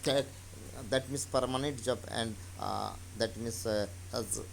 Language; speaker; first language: English; non-native, local second language; Hindi